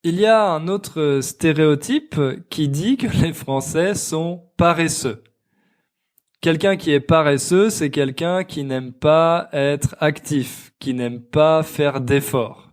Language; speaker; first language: French; native; French